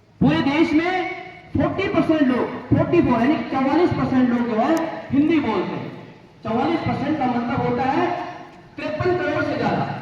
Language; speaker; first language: Hindi; native; Hindi